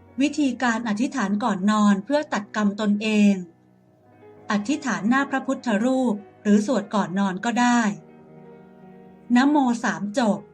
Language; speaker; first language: Thai; native; Thai